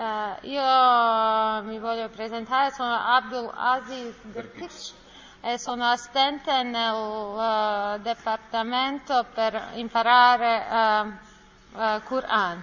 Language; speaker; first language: Italian; non-native, learner; Bosnian